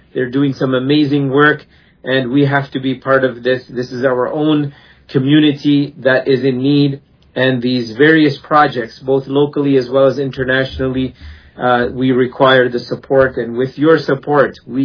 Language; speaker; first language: English; native; English